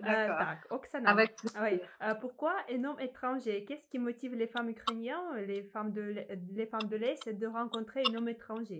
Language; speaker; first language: French; non-native, fluent; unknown